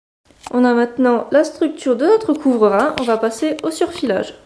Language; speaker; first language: French; native; French